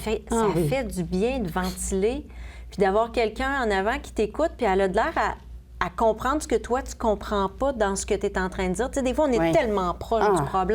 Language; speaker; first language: French; native; French